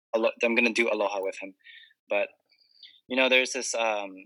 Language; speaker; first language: English; native; English